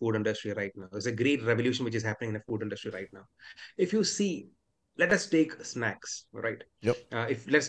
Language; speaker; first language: English; non-native, local second language; Malayalam